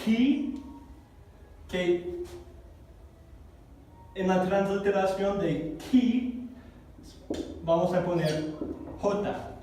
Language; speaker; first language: Spanish; non-native, fluent; English